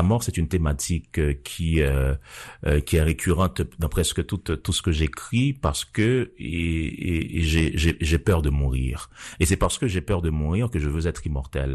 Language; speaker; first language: French; non-native, local second language; Haitian Creole